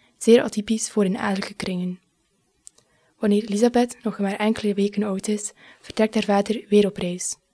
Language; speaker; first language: Dutch; native; Dutch